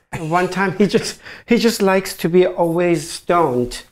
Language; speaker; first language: English; non-native, fluent; German